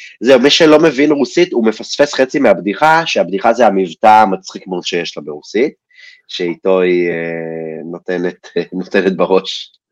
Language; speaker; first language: Hebrew; early bilingual, other home language; Russian